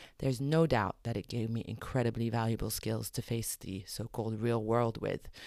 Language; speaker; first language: English; early bilingual, other home language; Arabic